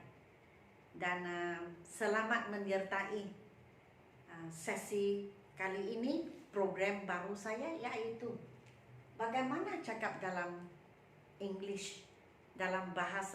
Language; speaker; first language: Malay; non-native, local second language; Chinese